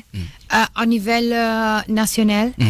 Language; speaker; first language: French; non-native, learner; Italian